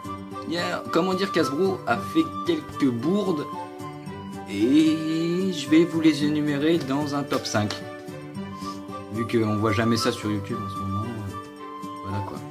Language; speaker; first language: French; native; French